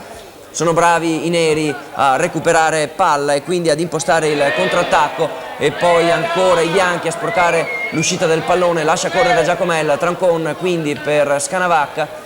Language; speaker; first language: Italian; native; Italian